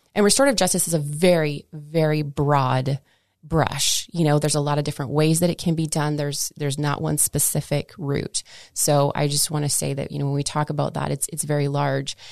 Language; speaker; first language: English; native; English